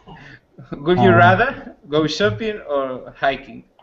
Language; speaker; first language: English; non-native, learner; Spanish